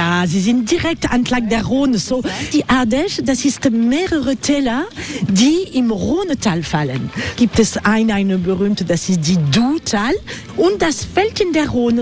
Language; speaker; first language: German; non-native, learner; French